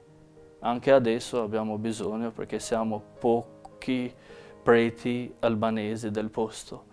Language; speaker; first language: Italian; non-native, fluent; Albanian